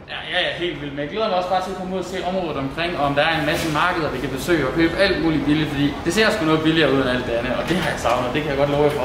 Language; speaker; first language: Danish; native; Danish